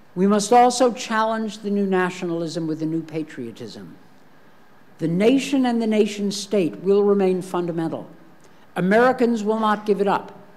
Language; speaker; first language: English; native; English